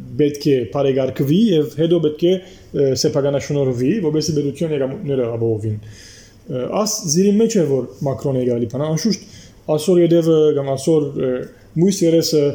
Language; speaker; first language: Armenian; early bilingual, heritage; Armenian